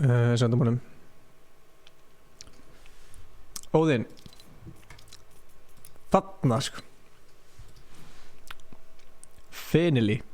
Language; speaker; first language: Icelandic; native; Icelandic